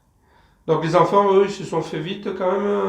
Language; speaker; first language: French; native; French